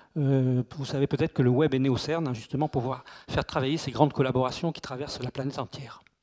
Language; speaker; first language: French; native; French